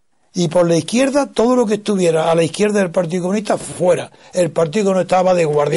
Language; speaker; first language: Spanish; native; Spanish